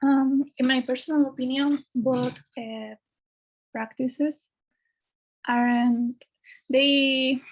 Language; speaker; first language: English; non-native, fluent; Spanish